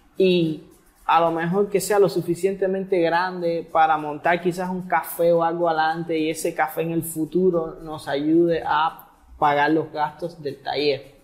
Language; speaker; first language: Spanish; native; Spanish